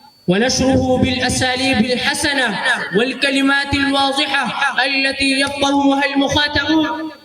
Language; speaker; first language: Arabic; non-native, learner; Urdu